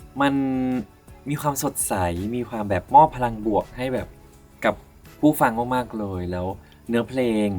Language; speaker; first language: Thai; native; Thai